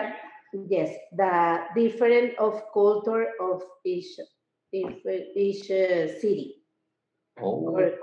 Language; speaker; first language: English; non-native, learner; Spanish